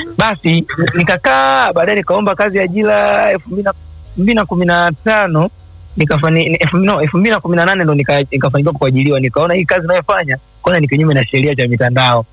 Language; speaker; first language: Swahili; native; Swahili